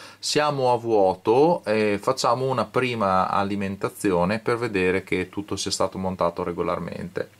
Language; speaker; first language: Italian; native; Italian